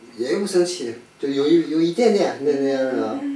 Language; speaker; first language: Chinese; non-native, local second language; Uyghur